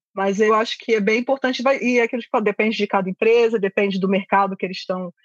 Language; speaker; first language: Portuguese; native; Portuguese